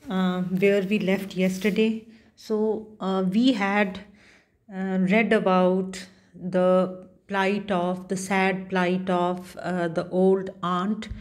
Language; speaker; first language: English; non-native, local second language; Punjabi